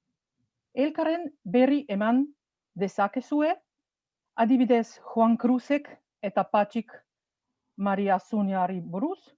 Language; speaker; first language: Basque; non-native, fluent; Slovenian